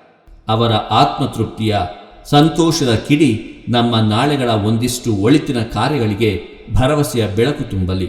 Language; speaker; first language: Kannada; native; Kannada